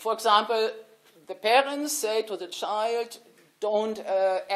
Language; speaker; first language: English; non-native, fluent; German